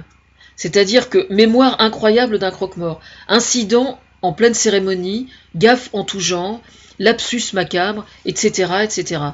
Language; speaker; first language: French; native; French